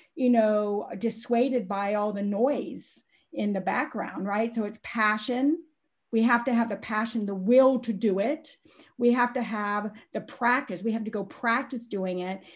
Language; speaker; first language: English; native; English